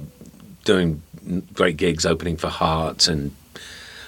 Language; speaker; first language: English; native; English